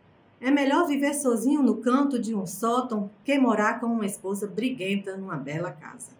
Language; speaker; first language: Portuguese; native; Portuguese